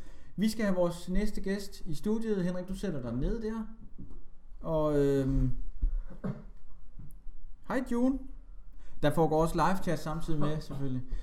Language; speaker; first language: Danish; native; Danish